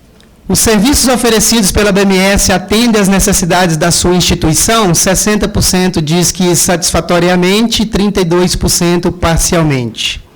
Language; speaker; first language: Portuguese; native; Portuguese